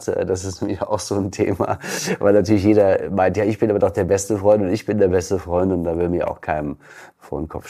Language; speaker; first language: German; native; German